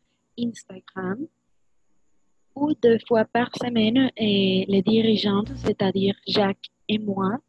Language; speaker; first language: French; non-native, learner; Spanish